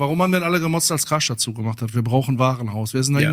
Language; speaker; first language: German; native; German